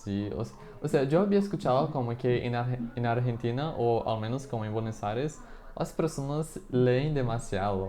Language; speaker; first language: Spanish; non-native, fluent; Portuguese